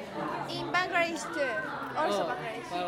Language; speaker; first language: English; non-native, learner; Japanese